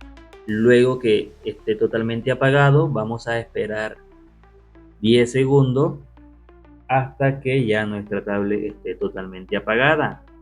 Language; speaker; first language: Spanish; native; Spanish